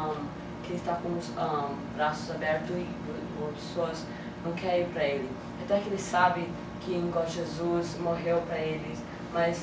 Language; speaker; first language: Portuguese; early bilingual, heritage; English